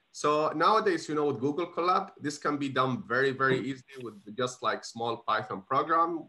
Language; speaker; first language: English; non-native, fluent; Arabic